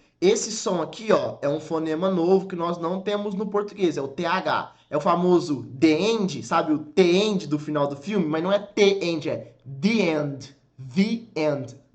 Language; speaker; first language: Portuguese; native; Portuguese